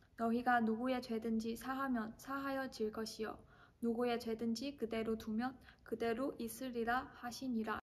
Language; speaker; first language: Korean; non-native, fluent; Chinese